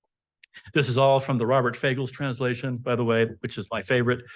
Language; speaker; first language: English; native; English